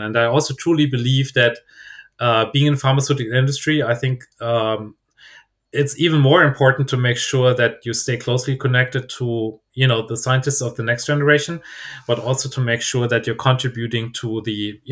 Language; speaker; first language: English; non-native, fluent; German